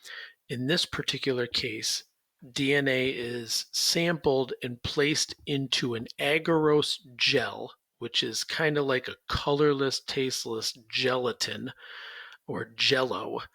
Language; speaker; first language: English; native; English